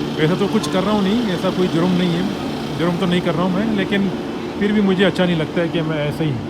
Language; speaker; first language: Urdu; native; Urdu